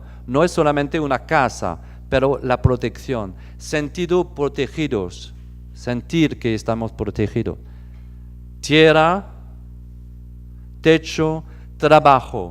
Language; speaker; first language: Spanish; non-native, fluent; French